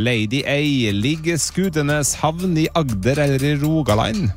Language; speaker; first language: Norwegian; native; Norwegian